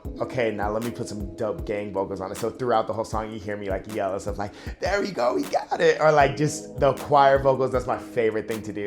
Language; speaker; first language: English; native; English